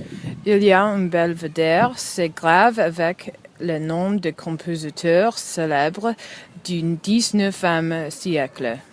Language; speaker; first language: French; non-native, learner; English